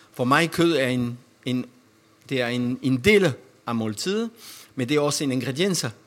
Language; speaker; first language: Danish; non-native, fluent; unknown